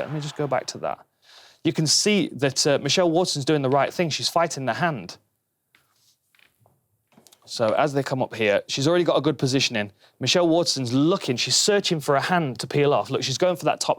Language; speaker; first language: English; native; English